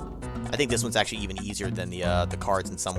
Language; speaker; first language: English; native; English